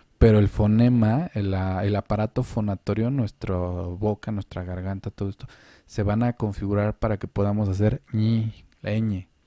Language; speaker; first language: Spanish; native; Spanish